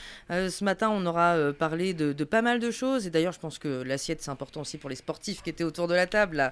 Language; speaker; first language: French; native; French